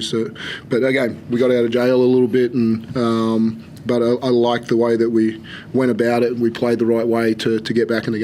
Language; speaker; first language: English; native; English